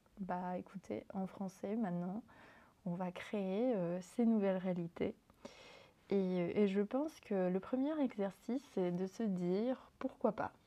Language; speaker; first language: French; non-native, fluent; Spanish